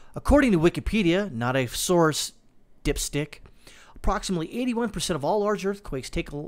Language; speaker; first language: English; native; English